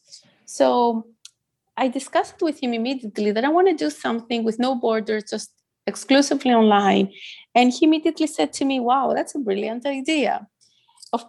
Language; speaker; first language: English; non-native, fluent; Greek